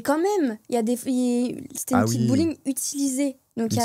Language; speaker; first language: French; native; French